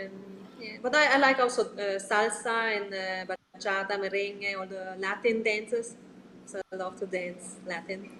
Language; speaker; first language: English; non-native, learner; Italian